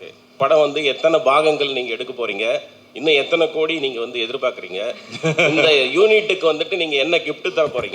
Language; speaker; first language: Tamil; native; Tamil